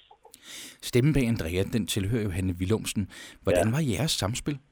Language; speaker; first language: Danish; native; Danish